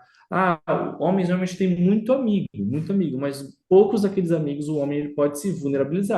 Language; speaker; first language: Portuguese; native; Portuguese